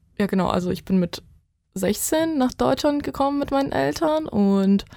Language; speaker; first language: German; non-native, fluent; Bosnian